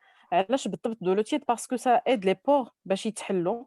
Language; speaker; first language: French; non-native, local second language; Arabic